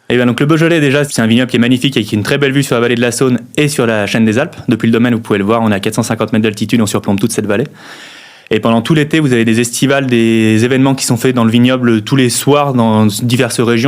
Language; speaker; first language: French; native; French